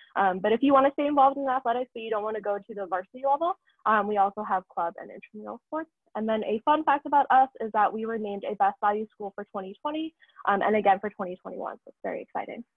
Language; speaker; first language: English; native; English